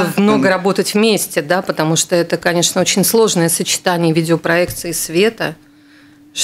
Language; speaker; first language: Russian; native; Russian